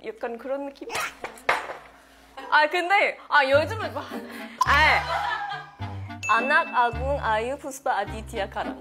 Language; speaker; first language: Korean; non-native, fluent; Indonesian